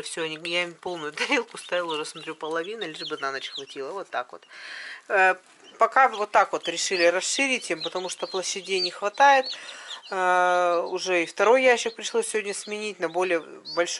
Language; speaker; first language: Russian; native; Russian